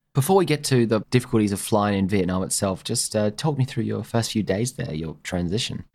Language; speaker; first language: English; native; English